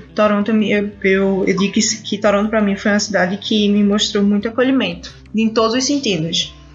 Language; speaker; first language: Portuguese; native; Portuguese